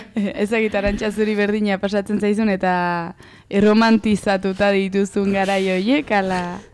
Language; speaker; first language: Basque; native; Basque